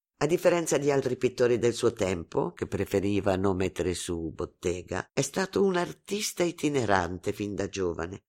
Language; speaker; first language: Italian; non-native, fluent; Arabic